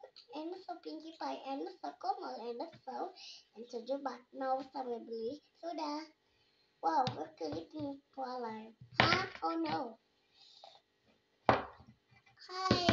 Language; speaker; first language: English; non-native, learner; Indonesian